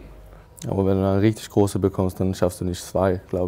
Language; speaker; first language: German; non-native, learner; Swedish